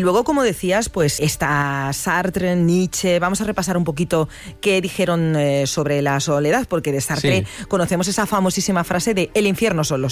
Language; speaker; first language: Spanish; native; Spanish